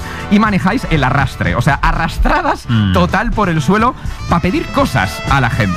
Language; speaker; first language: Spanish; native; Spanish